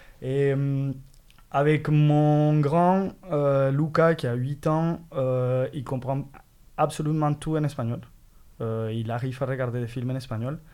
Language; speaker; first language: French; non-native, fluent; Spanish